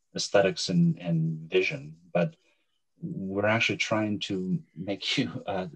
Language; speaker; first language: English; native; English